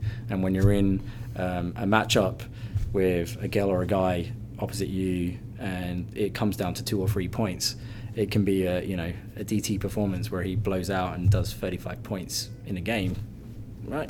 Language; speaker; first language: English; native; English